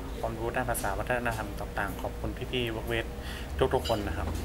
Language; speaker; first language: Thai; native; Thai